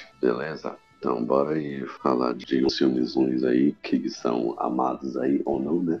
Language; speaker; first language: Portuguese; native; Portuguese